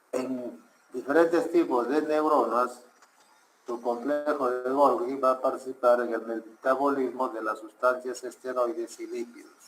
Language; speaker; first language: Spanish; native; Spanish